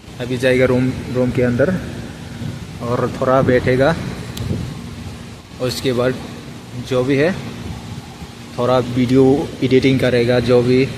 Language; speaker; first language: Hindi; non-native, local second language; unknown